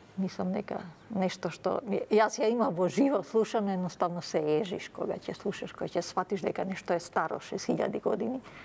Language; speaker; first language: Macedonian; early bilingual, other home language; Serbian